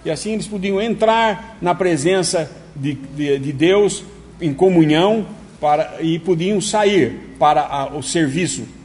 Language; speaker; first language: Portuguese; native; Portuguese